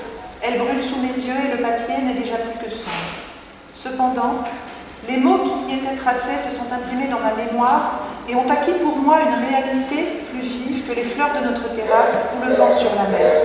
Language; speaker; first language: French; native; French